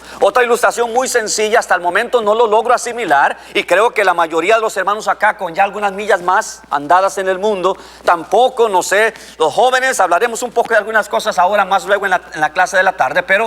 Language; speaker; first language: Spanish; native; Spanish